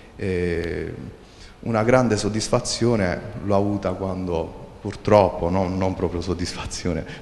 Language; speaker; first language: Italian; native; Italian